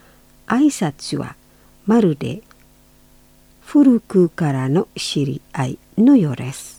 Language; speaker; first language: Japanese; non-native, fluent; Indonesian